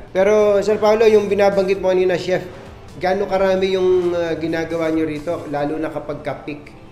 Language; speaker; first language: Filipino; native; Filipino